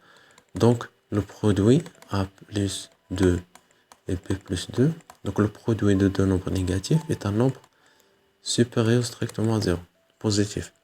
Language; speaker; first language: French; non-native, local second language; Arabic